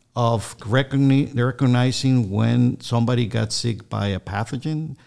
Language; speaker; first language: English; non-native, fluent; Spanish